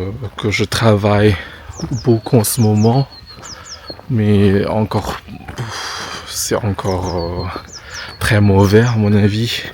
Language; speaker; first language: French; non-native, fluent; Indonesian